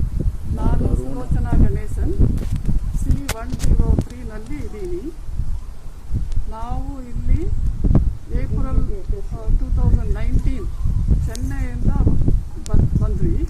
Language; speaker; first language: Kannada; non-native, learner; Tamil